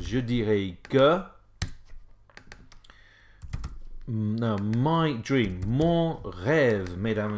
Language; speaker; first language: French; non-native, fluent; English